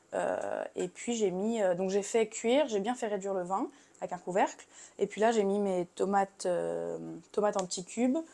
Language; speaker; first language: French; native; French